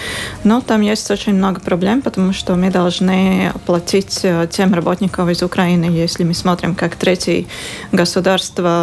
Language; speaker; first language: Russian; non-native, local second language; Latvian